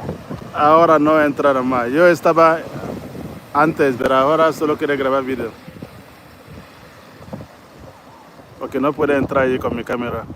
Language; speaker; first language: Spanish; non-native, learner; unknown